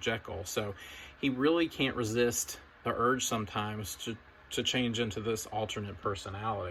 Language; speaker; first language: English; native; English